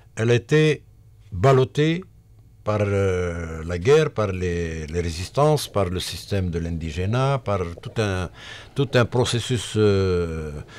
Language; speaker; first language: French; non-native, local second language; Arabic